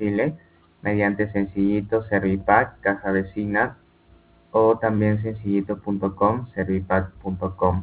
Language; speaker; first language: Spanish; native; Spanish